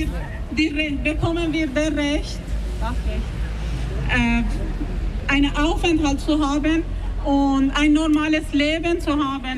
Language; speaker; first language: German; non-native, fluent; Persian